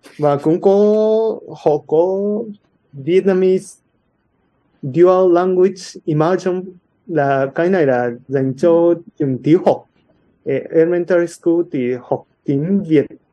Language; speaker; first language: Vietnamese; non-native, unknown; Japanese